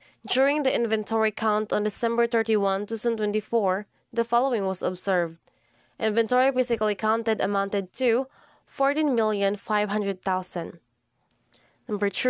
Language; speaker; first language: English; non-native, local second language; Cebuano